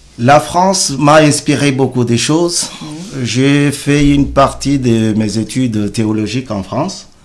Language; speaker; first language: French; non-native, local second language; Luba-Lulua